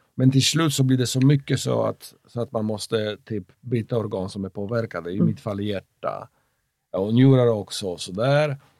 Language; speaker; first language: Swedish; non-native, fluent; Polish